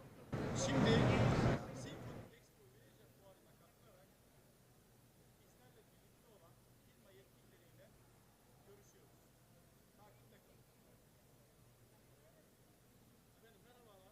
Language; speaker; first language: Turkish; native; Turkish